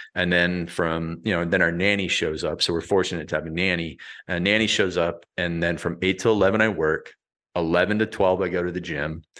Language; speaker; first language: English; native; English